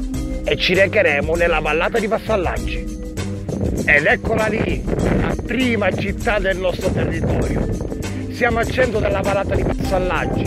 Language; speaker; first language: Italian; native; Italian